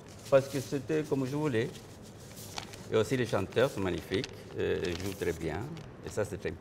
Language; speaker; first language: French; non-native, fluent; Spanish